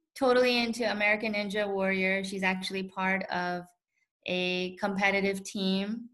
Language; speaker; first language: English; early bilingual, other home language; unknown